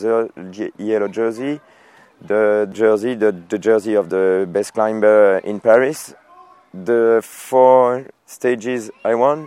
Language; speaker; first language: English; non-native, fluent; French